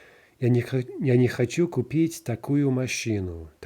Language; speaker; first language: Russian; non-native, fluent; English